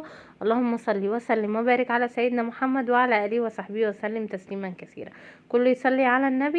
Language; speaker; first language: Arabic; native; Arabic